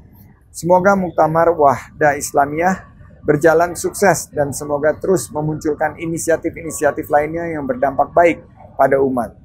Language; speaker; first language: Indonesian; native; Indonesian